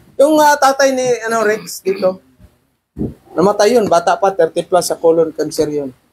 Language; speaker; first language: Filipino; non-native, local second language; Cebuano